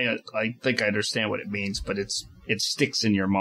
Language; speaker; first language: English; native; English